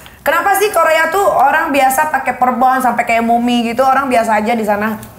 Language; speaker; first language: Indonesian; native; Indonesian